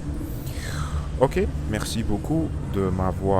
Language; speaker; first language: French; non-native, learner; Russian